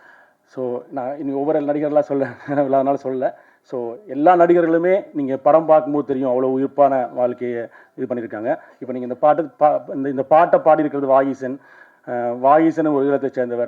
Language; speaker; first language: Tamil; native; Tamil